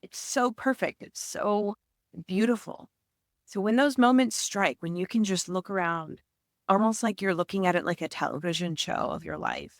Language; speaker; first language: English; native; English